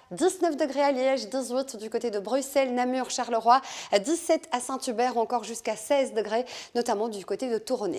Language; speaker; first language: French; native; French